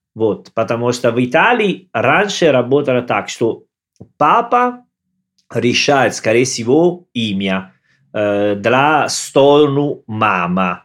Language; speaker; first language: Russian; non-native, learner; Italian